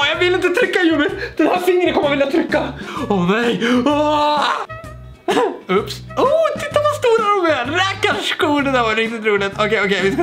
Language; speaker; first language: Swedish; native; Swedish